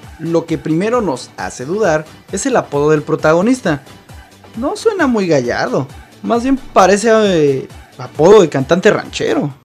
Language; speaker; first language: Spanish; native; Spanish